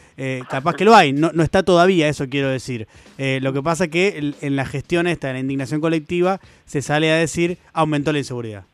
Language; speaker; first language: Spanish; native; Spanish